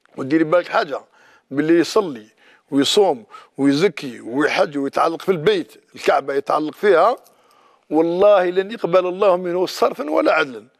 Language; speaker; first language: Arabic; native; Arabic